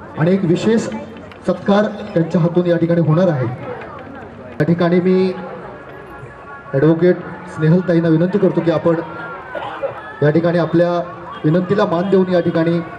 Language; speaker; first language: Marathi; native; Marathi